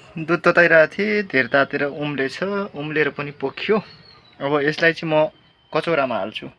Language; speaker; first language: Nepali; non-native, local second language; Rana Tharu